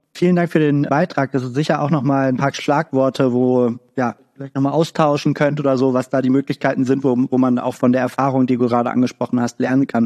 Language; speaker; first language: German; native; German